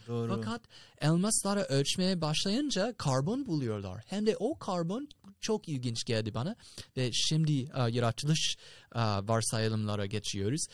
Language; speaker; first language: Turkish; non-native, fluent; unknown